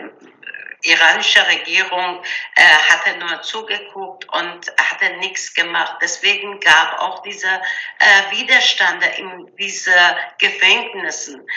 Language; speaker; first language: German; non-native, learner; Persian